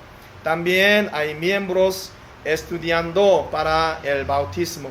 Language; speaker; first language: Spanish; non-native, learner; Korean